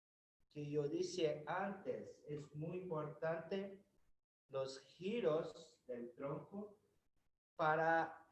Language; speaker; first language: Spanish; non-native, fluent; Portuguese